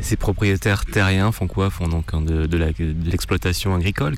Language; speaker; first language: French; native; French